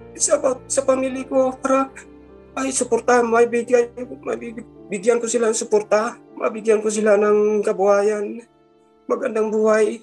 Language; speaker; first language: Filipino; non-native, local second language; Cebuano